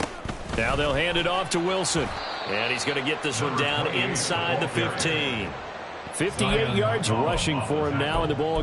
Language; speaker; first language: English; native; English